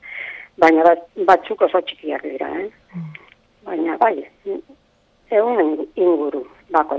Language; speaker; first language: Basque; non-native, local second language; Spanish